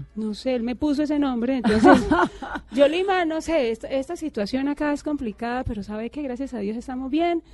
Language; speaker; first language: Spanish; native; Spanish